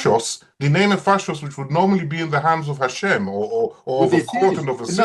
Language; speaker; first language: English; native; English